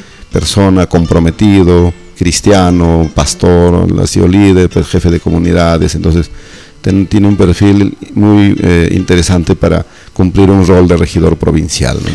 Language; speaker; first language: Spanish; non-native, local second language; Quechua